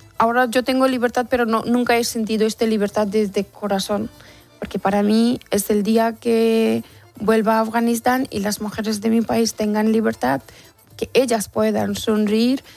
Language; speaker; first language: Spanish; non-native, learner; Persian